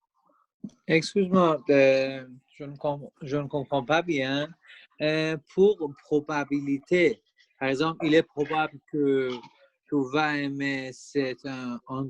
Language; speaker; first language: French; non-native, learner; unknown